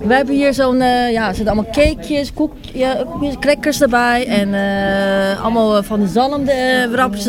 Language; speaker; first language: Dutch; non-native, learner; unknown